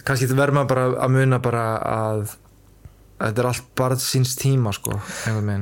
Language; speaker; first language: Icelandic; early bilingual, heritage; Icelandic